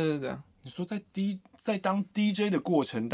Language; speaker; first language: Chinese; native; Chinese